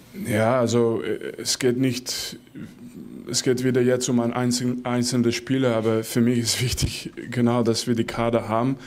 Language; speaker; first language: German; non-native, fluent; Dutch